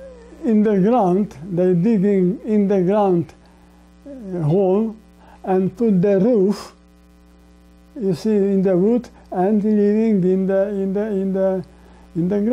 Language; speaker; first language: English; non-native, learner; Polish